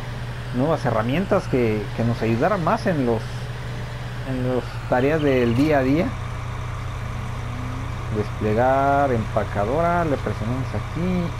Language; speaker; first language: Spanish; native; Spanish